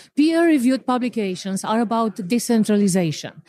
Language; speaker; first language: English; non-native, fluent; Romanian